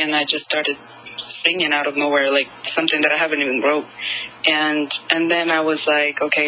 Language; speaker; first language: English; non-native, fluent; Russian